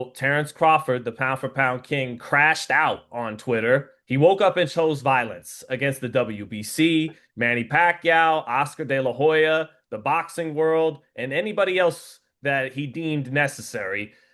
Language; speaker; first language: English; native; English